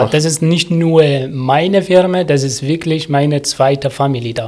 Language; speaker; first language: German; non-native, learner; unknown